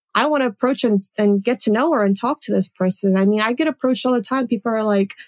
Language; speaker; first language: English; early bilingual, other home language; Polish